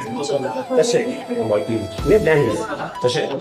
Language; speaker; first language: Hungarian; non-native, learner; Arabic